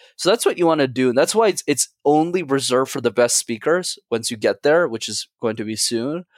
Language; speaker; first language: English; native; English